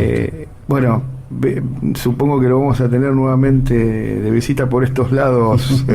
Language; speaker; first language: Spanish; native; Spanish